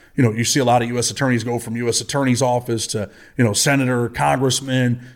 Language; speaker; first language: English; native; English